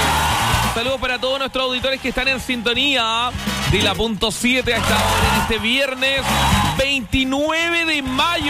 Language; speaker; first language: Spanish; native; Spanish